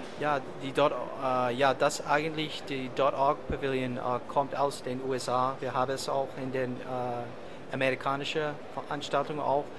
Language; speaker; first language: German; non-native, learner; English